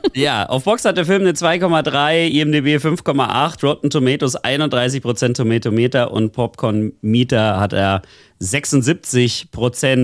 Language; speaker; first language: German; native; German